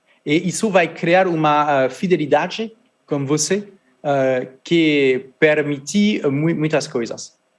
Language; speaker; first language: Portuguese; non-native, learner; French